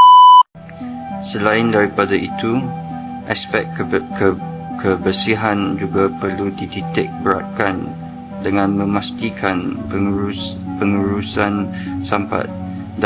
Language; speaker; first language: Malay; native; Malay